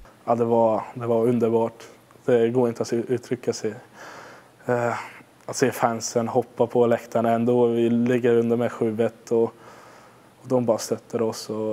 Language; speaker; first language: Swedish; non-native, fluent; Hungarian